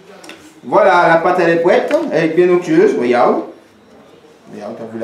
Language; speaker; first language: French; native; French